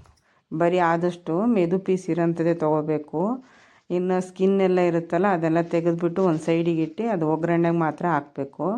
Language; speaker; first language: Kannada; native; Kannada